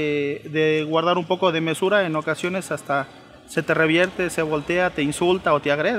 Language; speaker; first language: Spanish; native; Spanish